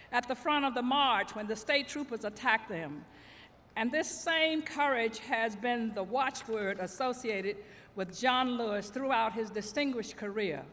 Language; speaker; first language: English; native; English